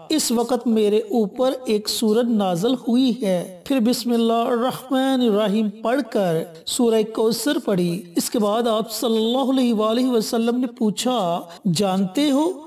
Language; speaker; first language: Urdu; native; Urdu